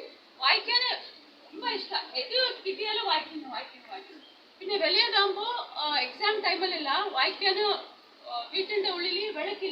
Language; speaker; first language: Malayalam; non-native, learner; Kannada